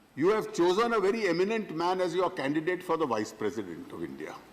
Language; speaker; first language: English; non-native, local second language; Hindi